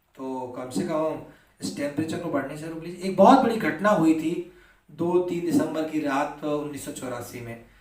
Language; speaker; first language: Hindi; native; Hindi